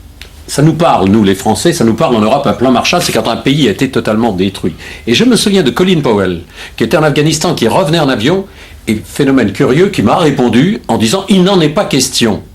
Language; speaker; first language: French; native; French